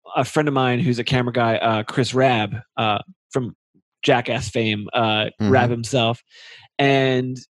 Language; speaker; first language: English; native; English